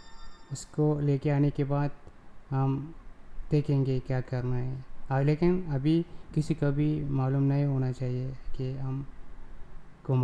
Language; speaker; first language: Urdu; non-native, local second language; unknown